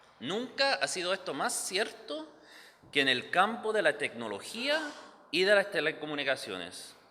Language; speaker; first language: Spanish; early bilingual, heritage; English